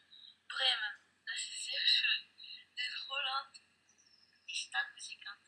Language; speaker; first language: German; non-native, learner; Danish